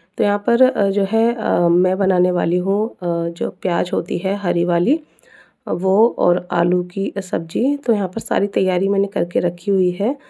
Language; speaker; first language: Hindi; native; Hindi